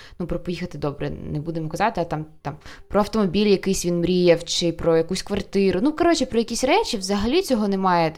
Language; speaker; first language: Ukrainian; non-native, local second language; Russian